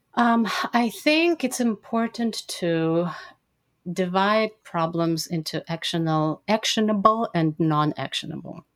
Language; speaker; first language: English; non-native, fluent; Russian